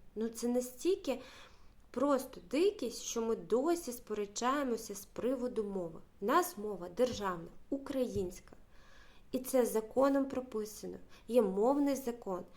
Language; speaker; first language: Ukrainian; native; Ukrainian